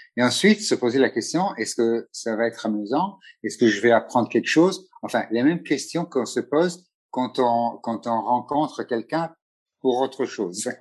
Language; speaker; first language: French; non-native, fluent; Italian